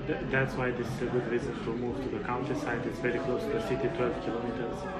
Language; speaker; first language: English; non-native, fluent; Romanian